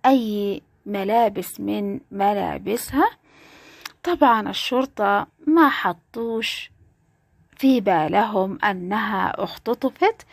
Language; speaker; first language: Arabic; native; Arabic